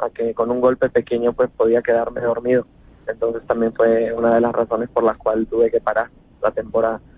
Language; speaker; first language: Spanish; native; Spanish